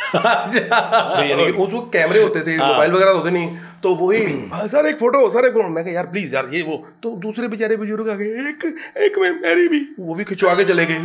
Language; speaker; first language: Hindi; native; Hindi